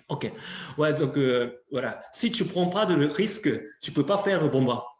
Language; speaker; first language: French; non-native, fluent; Japanese